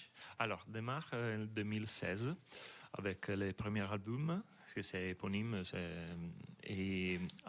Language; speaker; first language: French; non-native, fluent; Italian